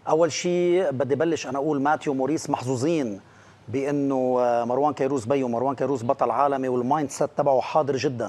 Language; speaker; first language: Arabic; native; Arabic